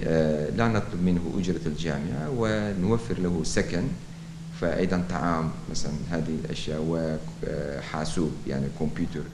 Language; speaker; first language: Arabic; non-native, fluent; Turkish